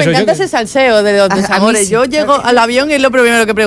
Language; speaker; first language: Spanish; native; Spanish